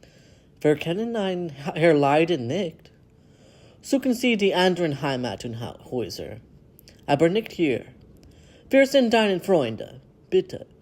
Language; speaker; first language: German; non-native, learner; English